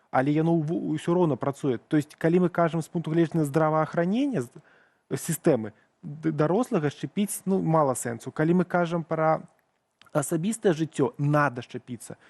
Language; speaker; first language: Belarusian; non-native, local second language; Russian